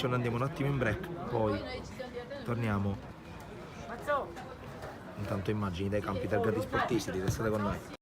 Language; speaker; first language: Italian; native; Italian